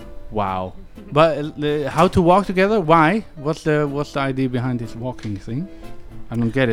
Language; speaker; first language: English; non-native, fluent; Dutch